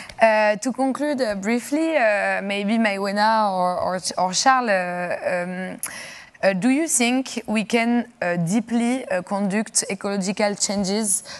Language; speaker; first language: English; non-native, fluent; French